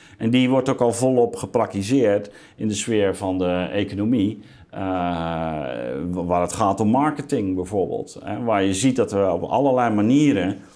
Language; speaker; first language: Dutch; native; Dutch